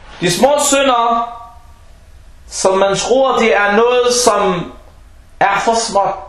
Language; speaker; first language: Danish; non-native, fluent; Arabic